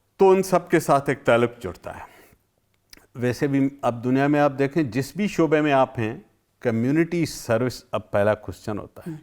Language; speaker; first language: Urdu; non-native, local second language; Sindhi